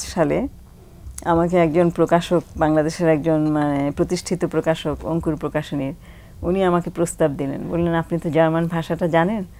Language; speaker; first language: Bangla; native; Bangla